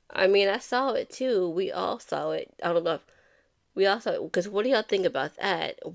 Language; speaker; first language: English; native; English